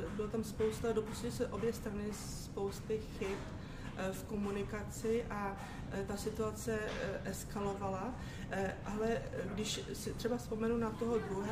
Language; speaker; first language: Czech; native; Czech